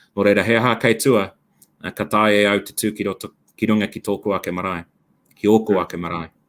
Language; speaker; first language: Māori; non-native, local second language; English